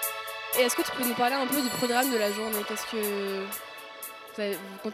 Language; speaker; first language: French; native; French